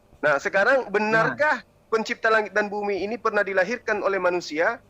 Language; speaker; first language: Indonesian; native; Indonesian